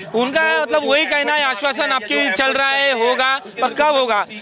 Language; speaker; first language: Hindi; non-native, local second language; Marathi